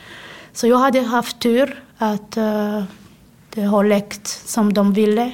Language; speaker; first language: Swedish; non-native, fluent; Somali